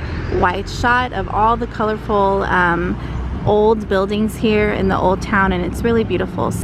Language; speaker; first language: English; native; English